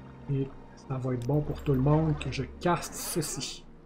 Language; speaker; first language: French; native; French